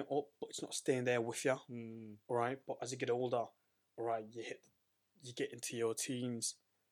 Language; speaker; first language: English; native; English